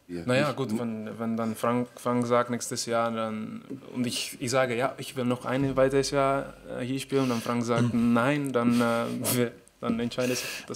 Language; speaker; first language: German; non-native, fluent; Czech